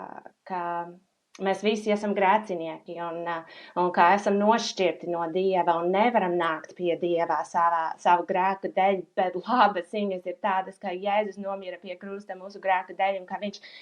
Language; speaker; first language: Latvian; non-native, fluent; English